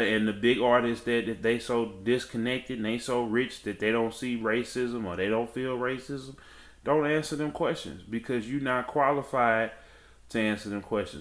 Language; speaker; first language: English; native; English